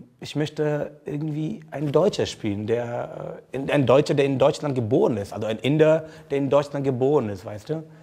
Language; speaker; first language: German; non-native, fluent; Hindi